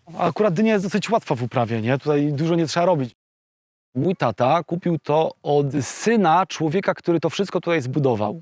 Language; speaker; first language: Polish; native; Polish